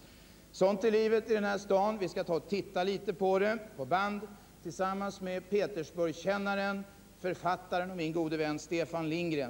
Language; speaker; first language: Swedish; native; Swedish